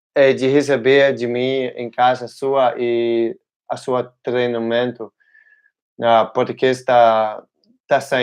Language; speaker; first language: Portuguese; non-native, learner; Dutch